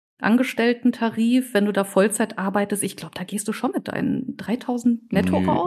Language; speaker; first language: German; native; German